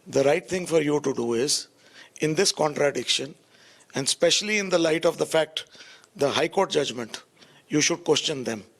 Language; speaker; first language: English; non-native, local second language; Punjabi